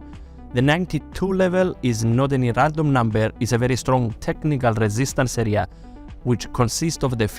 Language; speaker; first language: English; non-native, fluent; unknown